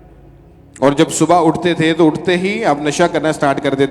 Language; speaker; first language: Hindi; native; Hindi